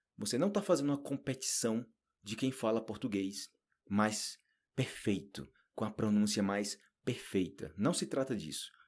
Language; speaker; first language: Portuguese; native; Portuguese